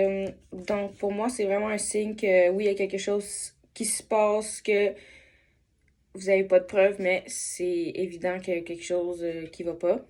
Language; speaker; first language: French; native; French